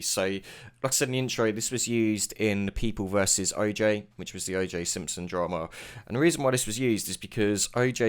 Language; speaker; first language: English; native; English